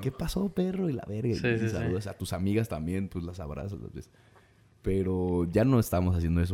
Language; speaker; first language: Spanish; native; Spanish